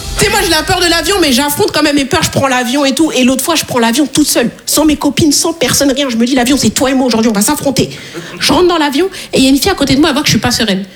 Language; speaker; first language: French; native; French